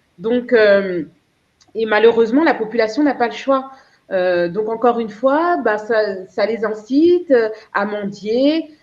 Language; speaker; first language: French; early bilingual, other home language; Lingala